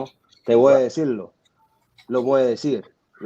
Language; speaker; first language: Spanish; non-native, fluent; English